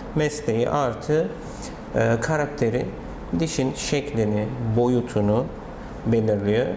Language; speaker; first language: Turkish; native; Turkish